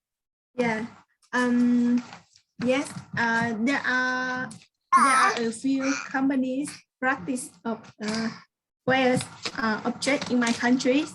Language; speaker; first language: English; non-native, learner; Vietnamese